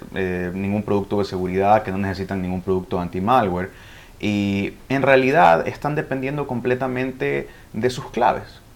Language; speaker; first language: Spanish; early bilingual, heritage; Spanish